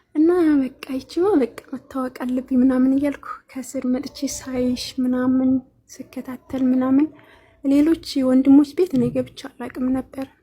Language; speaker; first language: Amharic; native; Amharic